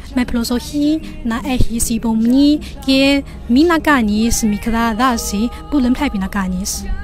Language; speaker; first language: Greek; non-native, learner; Chinese